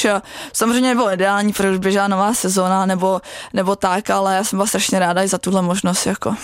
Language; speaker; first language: Czech; native; Czech